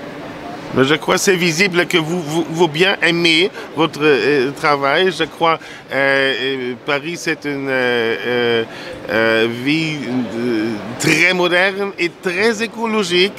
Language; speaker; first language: French; non-native, fluent; German